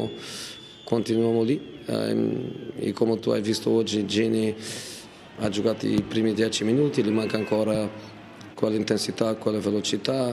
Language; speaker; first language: Italian; non-native, fluent; Portuguese